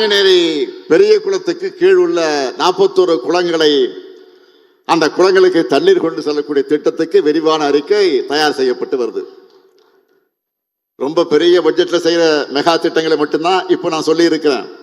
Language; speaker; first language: Tamil; native; Tamil